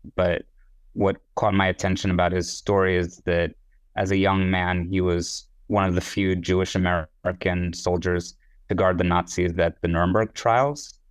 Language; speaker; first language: English; non-native, fluent; Hebrew